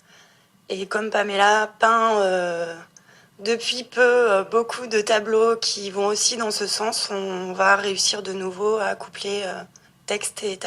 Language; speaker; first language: French; native; French